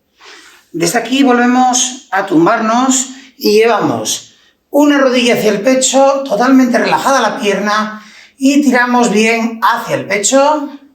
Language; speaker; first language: Spanish; native; Spanish